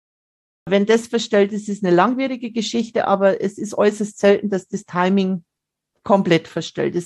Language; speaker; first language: German; native; German